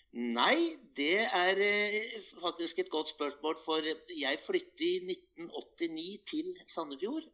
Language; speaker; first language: Norwegian; native; Norwegian